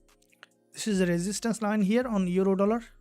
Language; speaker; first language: English; non-native, fluent; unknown